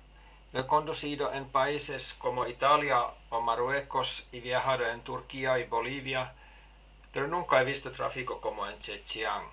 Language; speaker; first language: Spanish; non-native, fluent; Finnish